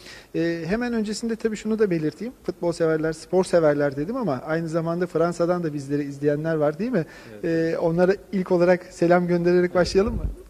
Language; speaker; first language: Turkish; native; Turkish